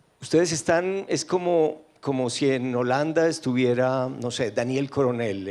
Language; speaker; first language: Spanish; native; Spanish